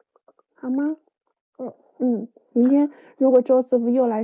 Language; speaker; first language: Chinese; native; Chinese